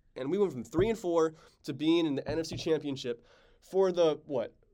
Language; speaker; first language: English; native; English